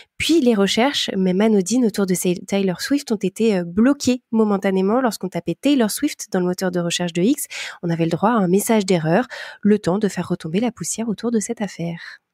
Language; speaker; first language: French; native; French